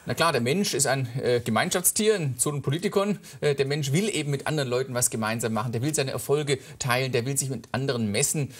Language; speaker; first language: German; native; German